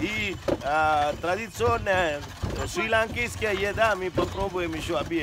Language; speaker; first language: Russian; non-native, learner; Sinhala